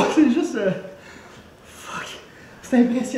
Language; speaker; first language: French; native; French